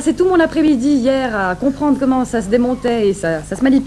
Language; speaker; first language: French; native; French